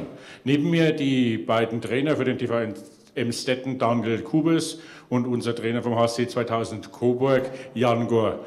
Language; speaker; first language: German; native; German